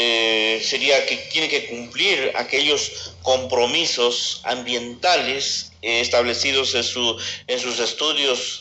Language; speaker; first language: Spanish; native; Spanish